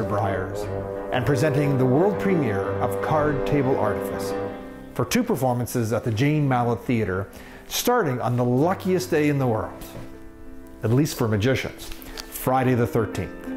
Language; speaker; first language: English; native; English